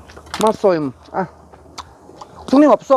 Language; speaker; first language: Korean; non-native, learner; Filipino